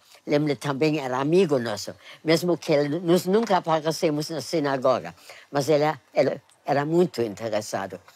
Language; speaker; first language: Portuguese; non-native, fluent; German